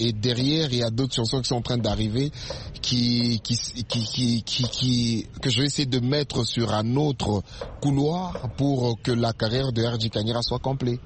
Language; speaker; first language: French; non-native, local second language; Swahili